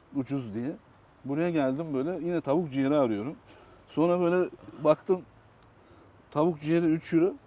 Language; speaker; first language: Turkish; native; Turkish